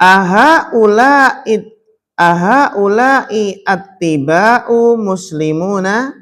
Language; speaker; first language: Arabic; non-native, fluent; Javanese